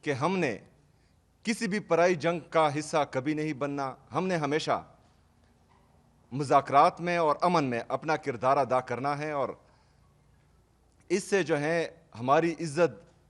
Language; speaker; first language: Urdu; non-native, local second language; Pashto